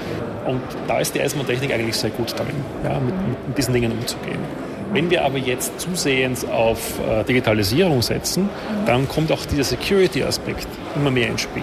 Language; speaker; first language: German; native; German